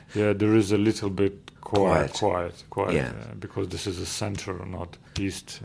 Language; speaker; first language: English; non-native, learner; Georgian